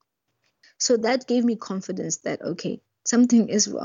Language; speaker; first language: English; non-native, local second language; Southern Sotho